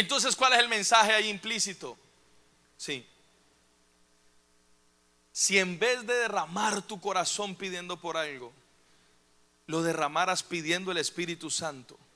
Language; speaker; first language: Spanish; native; Spanish